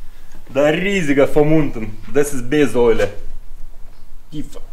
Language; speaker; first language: German; non-native, learner; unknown